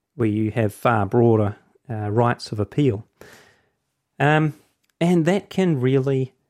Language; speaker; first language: English; native; English